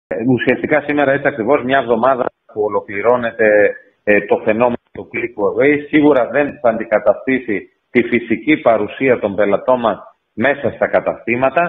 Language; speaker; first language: Greek; native; Greek